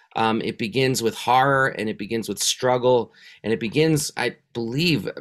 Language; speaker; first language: English; native; English